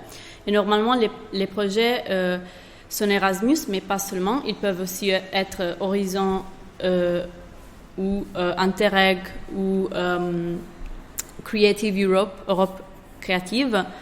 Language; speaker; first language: French; non-native, fluent; Italian